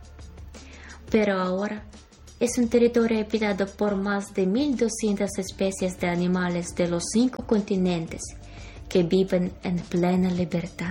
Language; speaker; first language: Spanish; non-native, fluent; Ukrainian